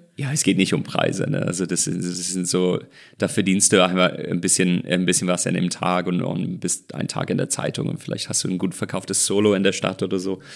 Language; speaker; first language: German; non-native, fluent; English